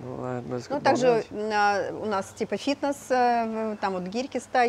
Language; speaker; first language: Russian; native; Russian